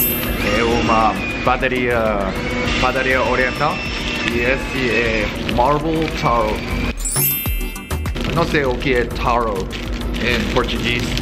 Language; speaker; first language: Portuguese; non-native, learner; Korean